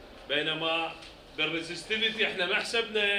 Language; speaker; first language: Arabic; native; Arabic